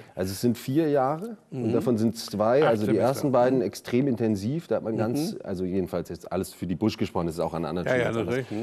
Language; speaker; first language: German; native; German